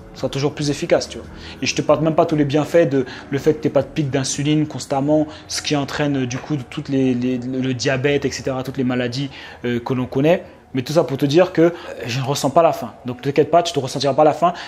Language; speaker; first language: French; native; French